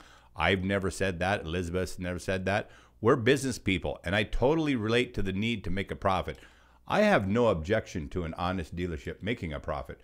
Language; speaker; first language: English; native; English